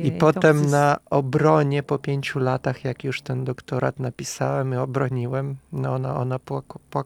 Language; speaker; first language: Polish; non-native, fluent; Russian